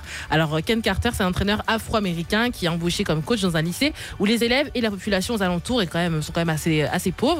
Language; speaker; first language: French; native; French